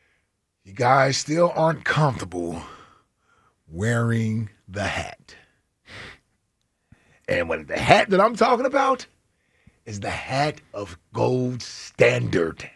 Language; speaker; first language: English; native; English